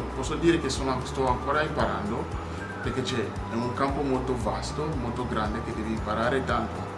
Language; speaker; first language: Italian; non-native, fluent; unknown